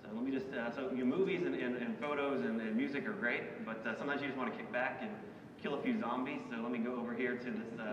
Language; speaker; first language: English; native; English